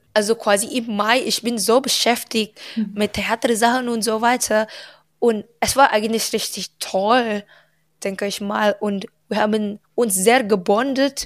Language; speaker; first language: German; non-native, learner; Indonesian